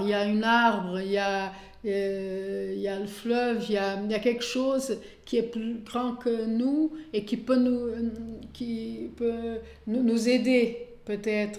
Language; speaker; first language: French; non-native, fluent; Portuguese